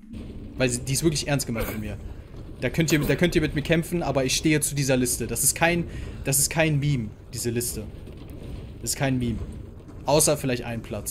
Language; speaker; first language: German; native; German